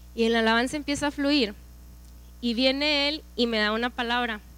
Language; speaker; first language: Spanish; native; Spanish